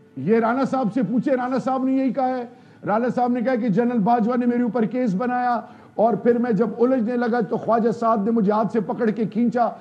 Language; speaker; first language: Urdu; non-native, local second language; Pashto